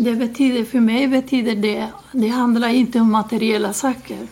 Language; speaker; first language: Swedish; non-native, learner; Spanish